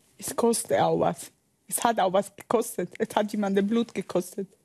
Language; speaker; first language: German; non-native, learner; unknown